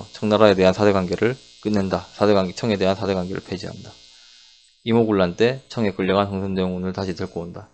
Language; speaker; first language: Korean; native; Korean